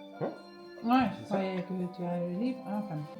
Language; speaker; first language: French; non-native, fluent; Dutch